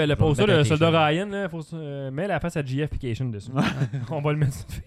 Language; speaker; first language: French; native; French